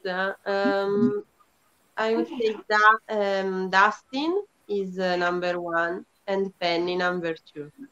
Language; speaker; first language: English; non-native, fluent; Italian